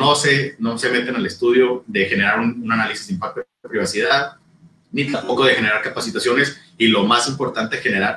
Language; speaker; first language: Spanish; native; Spanish